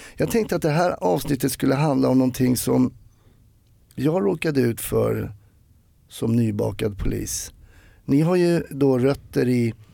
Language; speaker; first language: Swedish; native; Swedish